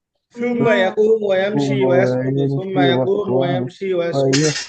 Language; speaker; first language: Arabic; non-native, fluent; Bangla